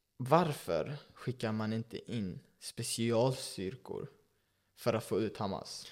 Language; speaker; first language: Swedish; early bilingual, other home language; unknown